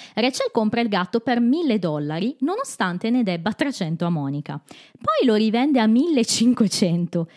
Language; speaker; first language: Italian; native; Italian